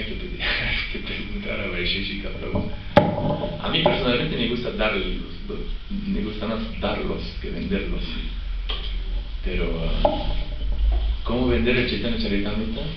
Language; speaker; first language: Spanish; non-native, fluent; French